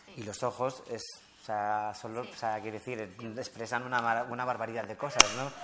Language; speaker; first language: Spanish; early bilingual, other home language; Riffian